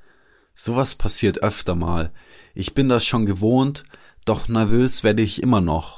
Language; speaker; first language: German; native; German